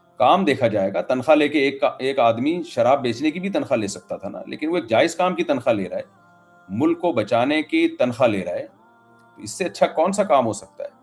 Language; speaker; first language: Urdu; native; Urdu